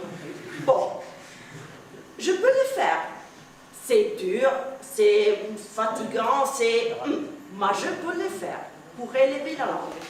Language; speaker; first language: French; non-native, fluent; Italian